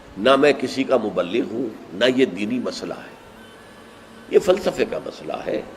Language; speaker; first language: Urdu; native; Urdu